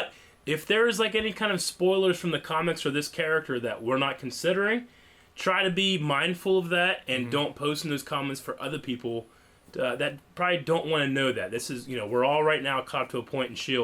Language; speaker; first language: English; native; English